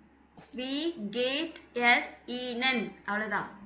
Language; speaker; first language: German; non-native, fluent; Tamil